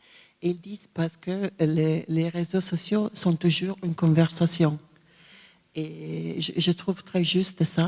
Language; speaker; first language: French; non-native, fluent; Italian